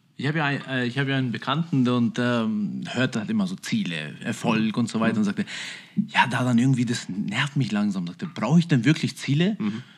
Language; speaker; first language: German; early bilingual, other home language; Albanian